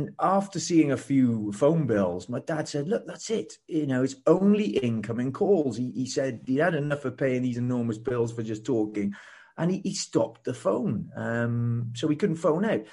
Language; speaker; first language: English; native; English